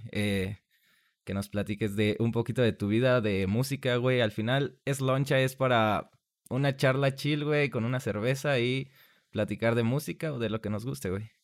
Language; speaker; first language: Spanish; native; Spanish